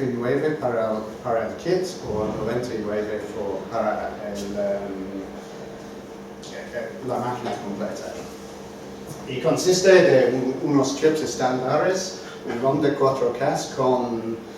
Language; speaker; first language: Spanish; non-native, fluent; English